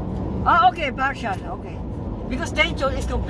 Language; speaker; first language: English; non-native, learner; Filipino